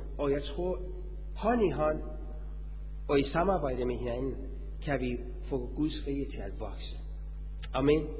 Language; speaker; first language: Danish; non-native, fluent; Persian